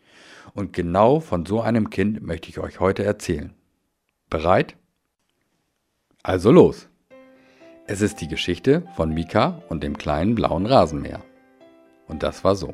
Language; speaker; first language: German; native; German